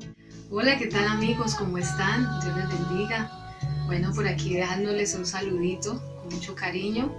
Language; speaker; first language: Spanish; native; Spanish